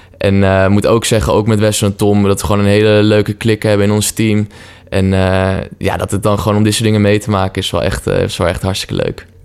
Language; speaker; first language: Dutch; native; Dutch